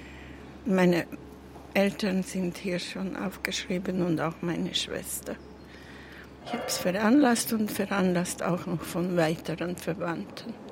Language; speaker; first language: German; non-native, fluent; Hungarian